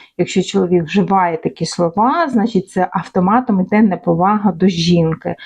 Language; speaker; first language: Ukrainian; native; Ukrainian